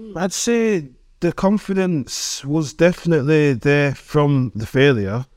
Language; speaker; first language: English; native; English